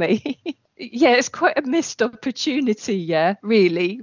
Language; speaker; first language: English; native; English